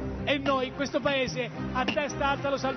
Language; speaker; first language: Italian; native; Italian